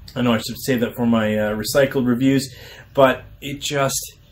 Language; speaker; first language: English; native; English